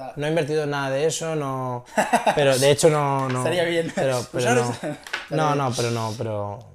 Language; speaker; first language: Spanish; native; Spanish